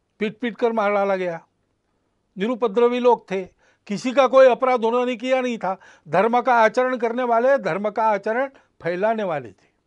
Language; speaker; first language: Hindi; non-native, local second language; Marathi